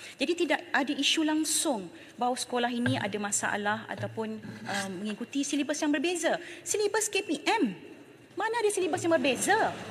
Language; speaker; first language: Malay; native; Malay